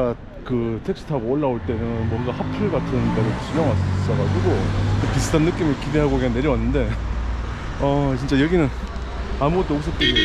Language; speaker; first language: Korean; native; Korean